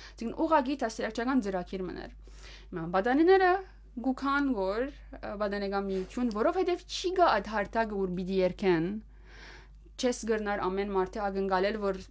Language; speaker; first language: Armenian; early bilingual, heritage; Armenian